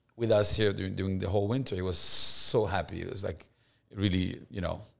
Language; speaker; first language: English; non-native, fluent; French